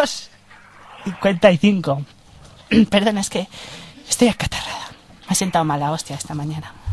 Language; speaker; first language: Spanish; native; Spanish